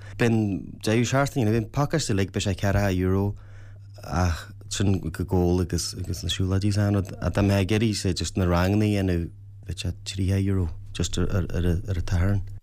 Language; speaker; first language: Irish; native; Irish